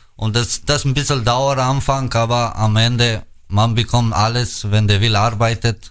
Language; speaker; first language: German; non-native, learner; Albanian